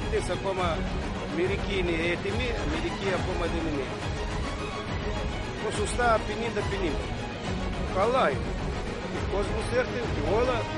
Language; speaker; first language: Greek; non-native, learner; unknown